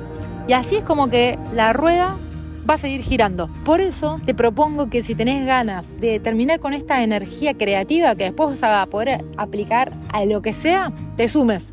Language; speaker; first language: Spanish; native; Spanish